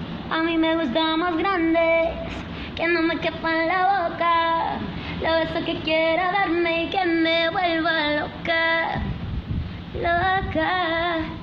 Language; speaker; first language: Spanish; early bilingual, heritage; Spanish